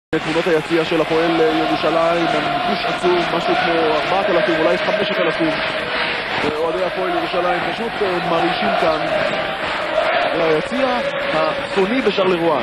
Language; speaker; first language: Hebrew; native; Hebrew